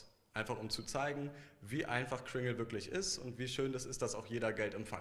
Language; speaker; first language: German; native; German